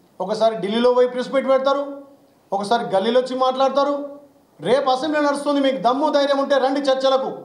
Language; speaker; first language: Telugu; native; Telugu